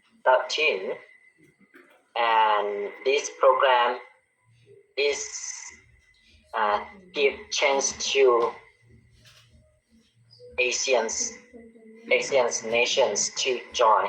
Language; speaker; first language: English; non-native, learner; Khmer